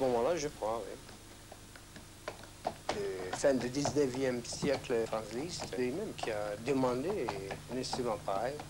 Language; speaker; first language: French; non-native, fluent; Hungarian